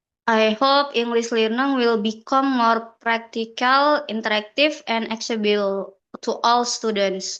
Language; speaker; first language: English; non-native, fluent; Indonesian